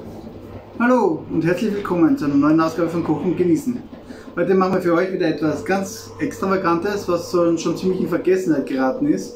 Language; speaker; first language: German; native; German